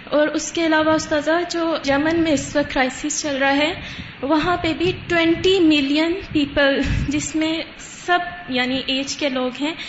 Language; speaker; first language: Urdu; native; Urdu